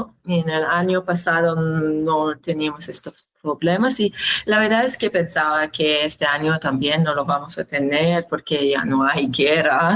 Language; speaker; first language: Spanish; non-native, learner; Hebrew